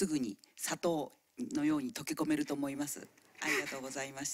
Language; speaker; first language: Japanese; native; Japanese